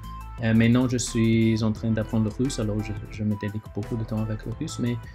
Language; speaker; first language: French; early bilingual, other home language; Chinese